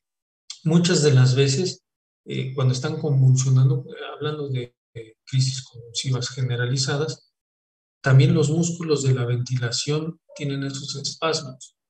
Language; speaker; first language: Spanish; native; Spanish